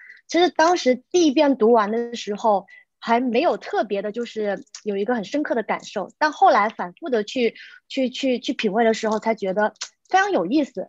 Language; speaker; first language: Chinese; native; Chinese